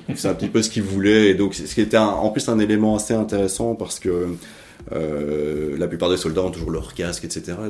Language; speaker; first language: French; native; French